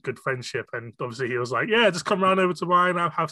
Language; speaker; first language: English; non-native, local second language; Cantonese